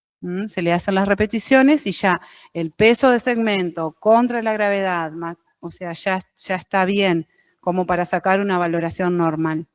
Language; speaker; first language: Spanish; native; Spanish